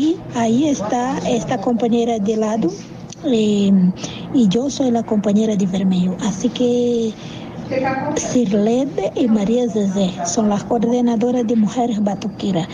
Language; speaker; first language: Spanish; non-native, learner; Portuguese